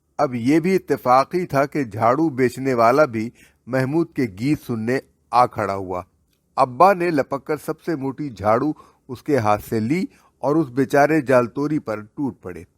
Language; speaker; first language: Urdu; native; Urdu